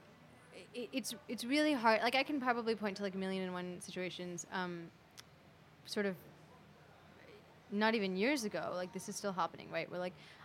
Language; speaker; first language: English; native; English